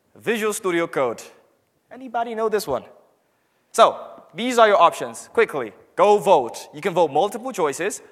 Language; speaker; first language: English; non-native, local second language; Hausa